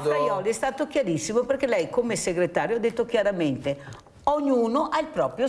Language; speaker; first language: Italian; native; Italian